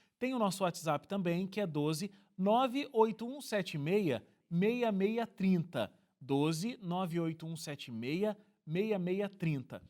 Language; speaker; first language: Portuguese; native; Portuguese